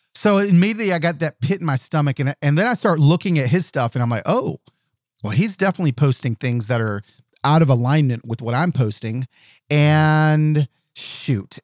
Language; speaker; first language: English; early bilingual, other home language; Yoruba